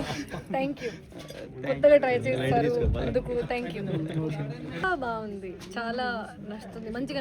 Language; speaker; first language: Telugu; non-native, fluent; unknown